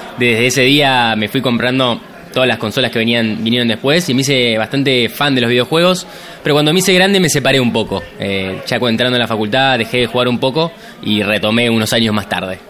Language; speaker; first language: Spanish; native; Spanish